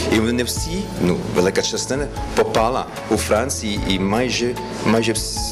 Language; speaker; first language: Ukrainian; early bilingual, heritage; Ukrainian